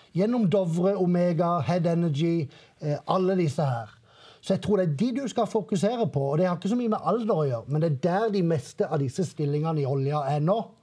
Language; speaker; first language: Norwegian; native; Norwegian